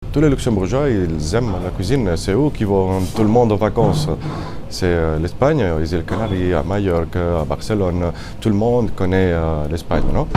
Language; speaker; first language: French; non-native, fluent; Spanish